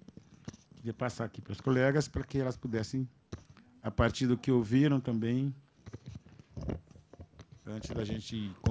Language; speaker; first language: Portuguese; native; Portuguese